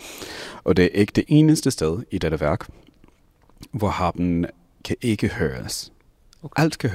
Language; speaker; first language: Danish; non-native, fluent; English